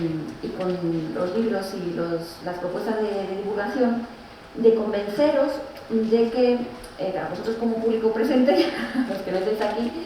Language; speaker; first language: Spanish; native; Spanish